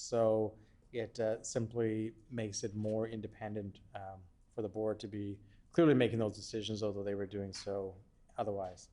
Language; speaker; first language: English; native; English